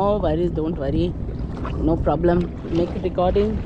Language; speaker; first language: English; non-native, learner; Hindi